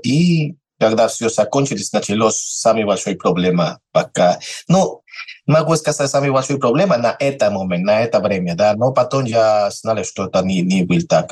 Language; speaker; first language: Russian; non-native, learner; Spanish